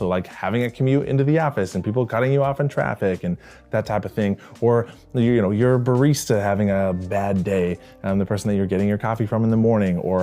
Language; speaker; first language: English; native; English